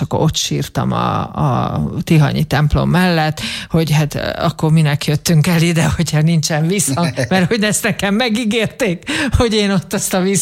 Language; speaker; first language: Hungarian; native; Hungarian